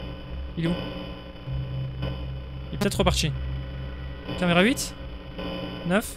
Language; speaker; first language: French; native; French